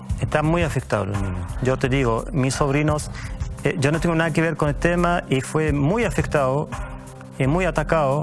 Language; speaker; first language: Spanish; native; Spanish